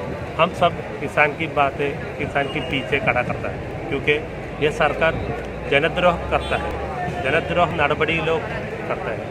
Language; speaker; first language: Hindi; non-native, local second language; Malayalam